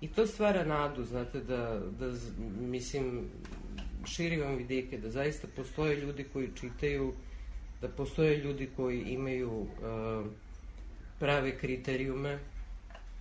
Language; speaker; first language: Serbian; native; Serbian